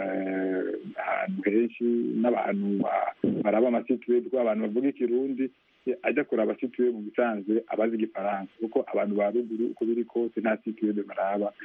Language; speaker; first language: Rundi; non-native, local second language; Swahili